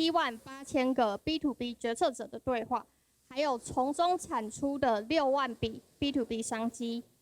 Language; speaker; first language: Chinese; native; Chinese